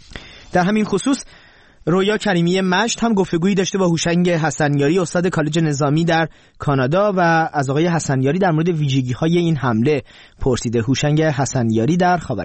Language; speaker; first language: Persian; native; Persian